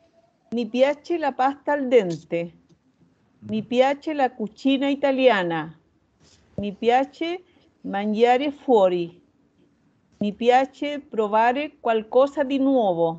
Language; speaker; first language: Italian; non-native, learner; Spanish